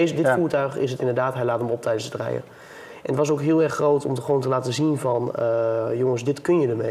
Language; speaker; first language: Dutch; native; Dutch